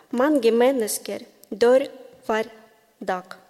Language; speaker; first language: Norwegian; non-native, learner; Ukrainian